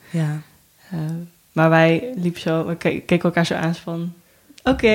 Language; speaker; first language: Dutch; native; Dutch